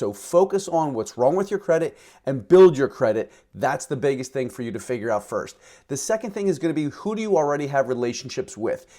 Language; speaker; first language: English; native; English